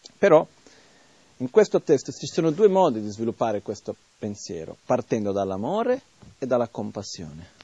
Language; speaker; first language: Italian; non-native, fluent; Portuguese